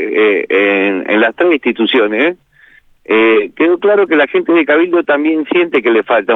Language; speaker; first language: Spanish; native; Spanish